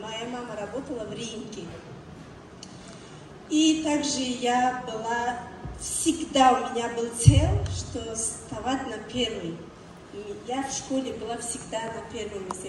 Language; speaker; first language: Russian; non-native, learner; Tajik